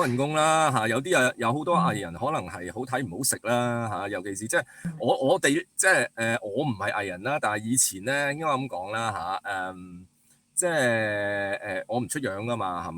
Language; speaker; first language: Cantonese; native; Cantonese